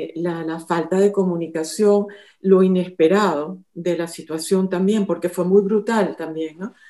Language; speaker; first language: Spanish; native; Spanish